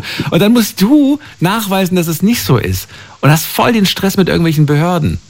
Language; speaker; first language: German; native; German